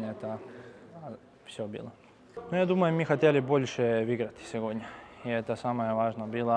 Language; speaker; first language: Russian; non-native, learner; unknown